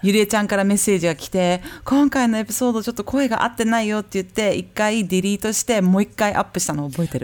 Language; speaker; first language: Japanese; early bilingual, heritage; Japanese